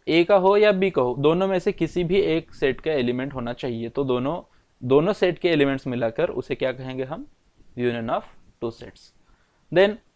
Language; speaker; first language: Hindi; non-native, local second language; Marathi